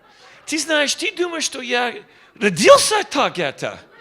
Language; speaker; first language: Russian; non-native, learner; English